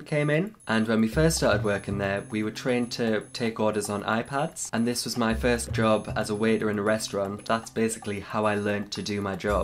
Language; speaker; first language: English; native; English